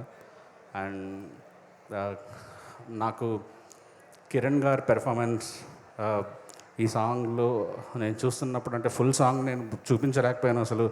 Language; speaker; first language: Telugu; native; Telugu